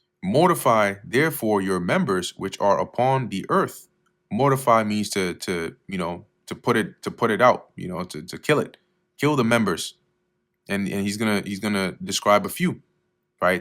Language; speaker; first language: English; native; English